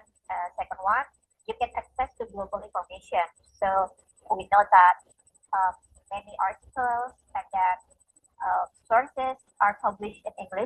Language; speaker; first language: English; non-native, fluent; Indonesian